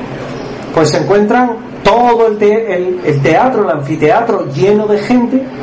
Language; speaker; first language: Spanish; native; Spanish